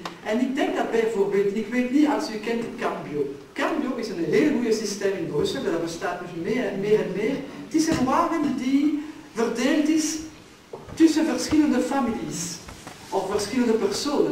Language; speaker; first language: Dutch; non-native, local second language; French